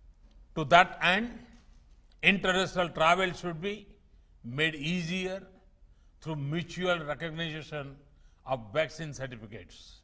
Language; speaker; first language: English; non-native, local second language; Gujarati